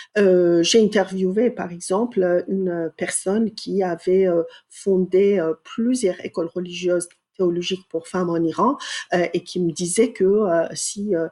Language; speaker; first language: French; non-native, fluent; Persian